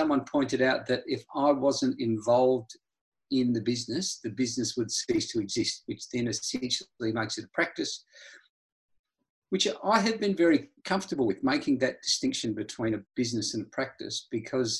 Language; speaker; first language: English; native; English